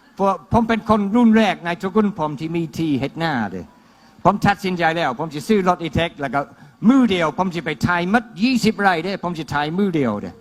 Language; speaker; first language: Thai; non-native, fluent; English